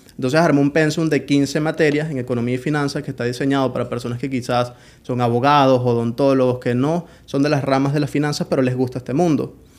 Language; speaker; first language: Spanish; native; Spanish